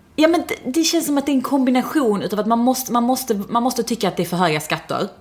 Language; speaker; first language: Swedish; early bilingual, other home language; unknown